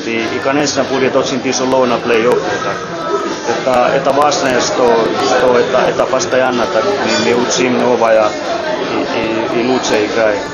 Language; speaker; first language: Russian; non-native, learner; Finnish